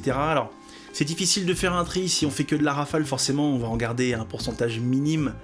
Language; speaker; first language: French; native; French